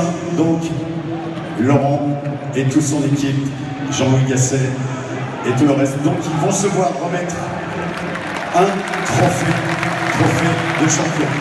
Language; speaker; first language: French; native; French